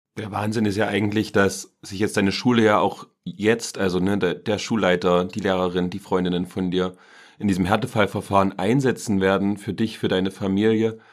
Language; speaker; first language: German; native; German